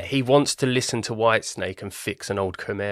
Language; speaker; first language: English; native; English